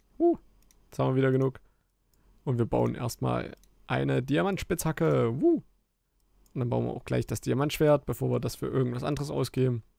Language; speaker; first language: German; native; German